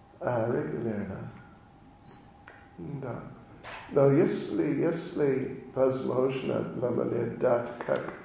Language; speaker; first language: Russian; non-native, learner; English